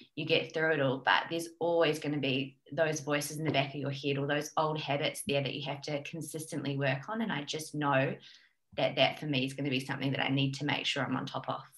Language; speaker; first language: English; native; English